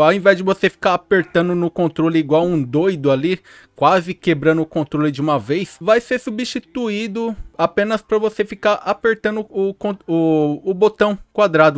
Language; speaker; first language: Portuguese; native; Portuguese